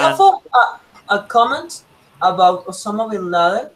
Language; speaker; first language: English; non-native, learner; Spanish